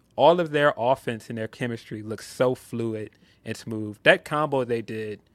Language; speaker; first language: English; native; English